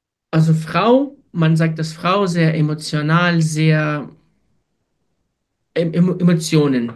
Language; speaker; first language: German; non-native, fluent; Ukrainian